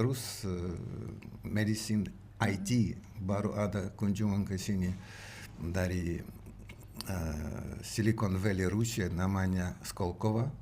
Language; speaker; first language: Indonesian; non-native, learner; Russian